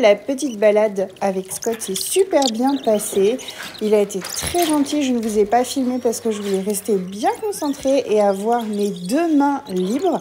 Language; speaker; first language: French; native; French